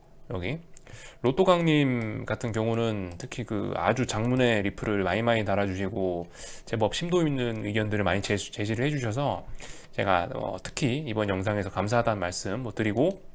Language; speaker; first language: Korean; native; Korean